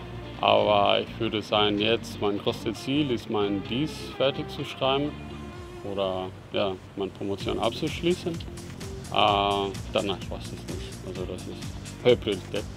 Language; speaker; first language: German; non-native, fluent; Spanish